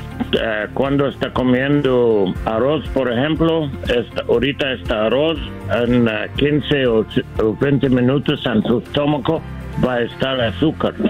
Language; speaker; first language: Spanish; non-native, learner; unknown